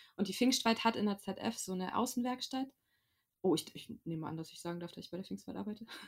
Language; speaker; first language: German; native; German